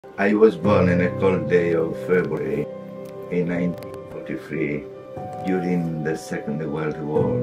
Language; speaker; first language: English; non-native, learner; Italian